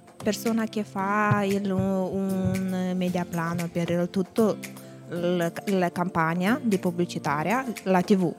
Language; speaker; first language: Italian; non-native, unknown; Romanian